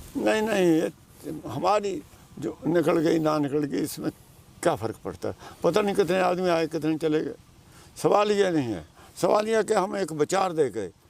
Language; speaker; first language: Hindi; non-native, local second language; Punjabi